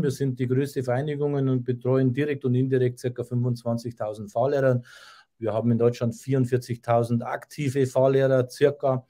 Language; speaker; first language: German; native; German